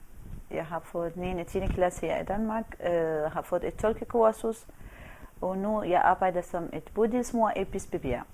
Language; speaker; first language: Danish; non-native, fluent; Arabic